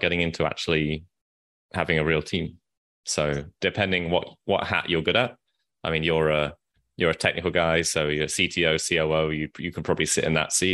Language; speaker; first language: English; native; English